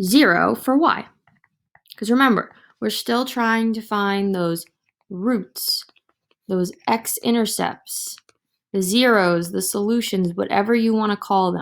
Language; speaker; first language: English; native; English